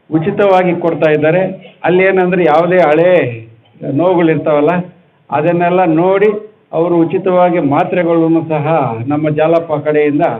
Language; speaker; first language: Kannada; native; Kannada